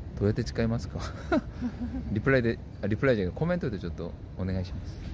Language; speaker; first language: Japanese; non-native, fluent; Korean